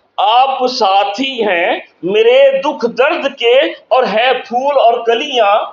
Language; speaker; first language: Urdu; native; Urdu